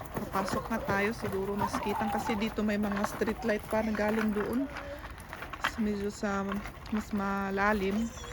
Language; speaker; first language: Filipino; non-native, local second language; Iloko